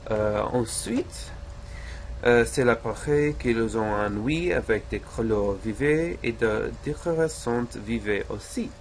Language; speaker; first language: French; non-native, learner; English